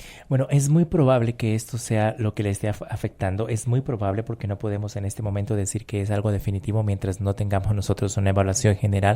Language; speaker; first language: Spanish; native; Spanish